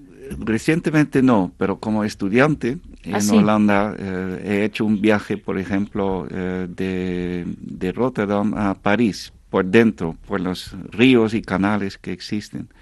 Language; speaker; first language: Spanish; non-native, fluent; Dutch